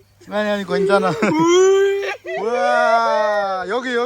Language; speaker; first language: Korean; non-native, learner; Nepali